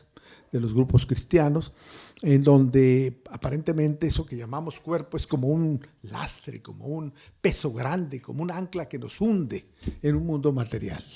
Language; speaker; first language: Spanish; native; Spanish